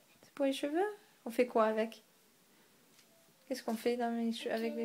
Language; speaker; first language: French; native; French